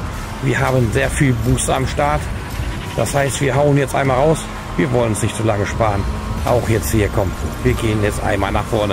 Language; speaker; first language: German; native; German